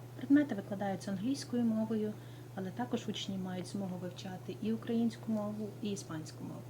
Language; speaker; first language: Ukrainian; native; Ukrainian